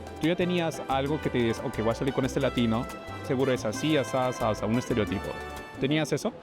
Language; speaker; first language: Spanish; native; Spanish